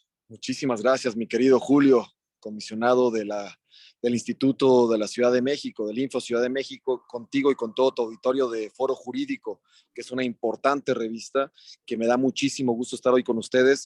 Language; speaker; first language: Spanish; native; Spanish